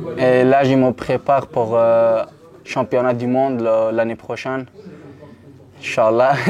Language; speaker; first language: French; non-native, learner; Persian